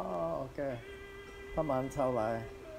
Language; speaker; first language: Thai; non-native, learner; English